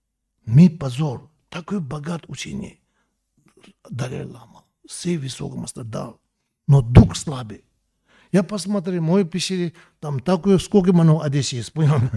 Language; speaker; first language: Russian; non-native, learner; Tibetan